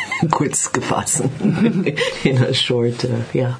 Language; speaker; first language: German; non-native, learner; English